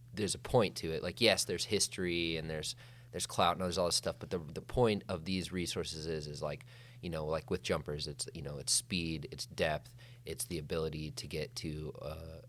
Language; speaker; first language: English; native; English